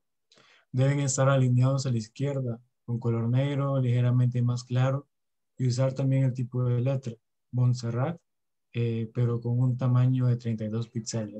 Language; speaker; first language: Spanish; native; Spanish